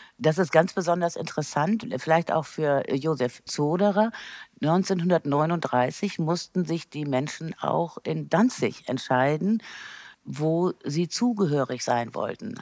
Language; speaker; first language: German; native; German